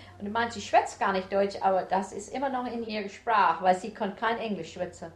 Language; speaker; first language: German; early bilingual, heritage; German